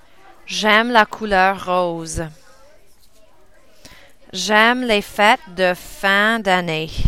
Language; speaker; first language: French; non-native, learner; English